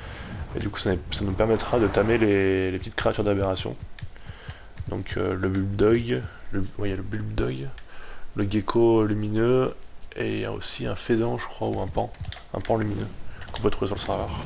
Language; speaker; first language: French; native; French